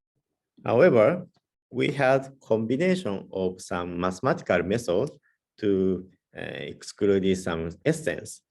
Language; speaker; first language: English; non-native, learner; Japanese